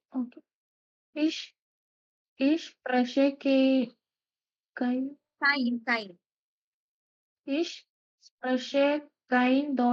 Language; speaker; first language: German; non-native, learner; Malayalam